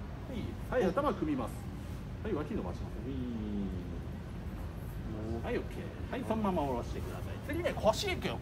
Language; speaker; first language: Japanese; native; Japanese